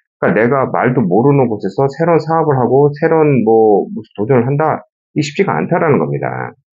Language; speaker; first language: Korean; native; Korean